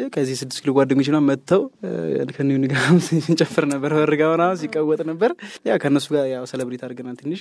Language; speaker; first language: Amharic; native; Amharic